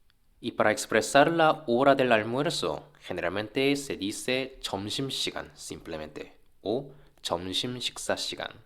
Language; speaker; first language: Spanish; non-native, fluent; Korean